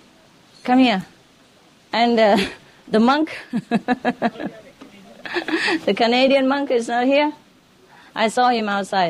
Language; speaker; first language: English; non-native, fluent; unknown